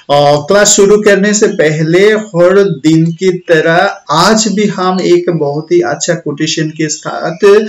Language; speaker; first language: Hindi; non-native, local second language; Bangla